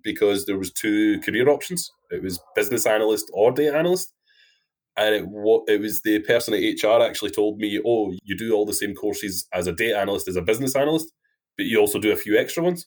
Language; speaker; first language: English; native; English